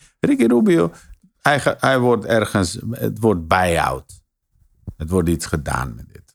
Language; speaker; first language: Dutch; non-native, fluent; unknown